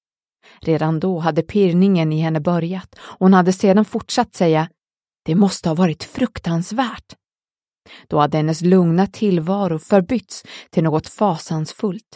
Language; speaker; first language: Swedish; native; Swedish